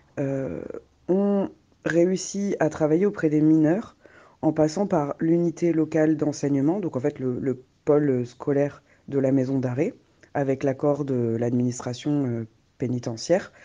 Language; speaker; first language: French; native; French